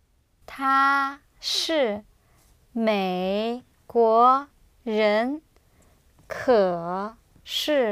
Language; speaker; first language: Chinese; non-native, learner; English